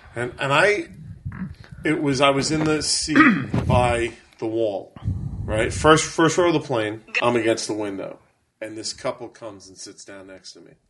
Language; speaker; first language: English; native; English